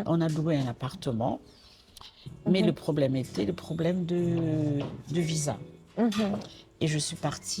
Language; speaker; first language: French; non-native, local second language; Malagasy